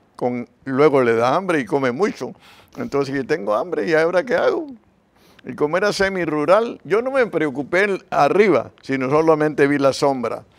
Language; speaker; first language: Spanish; native; Spanish